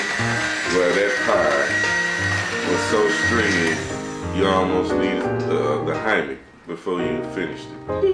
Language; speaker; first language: English; native; English